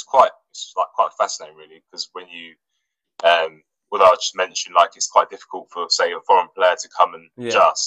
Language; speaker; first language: English; non-native, local second language; Russian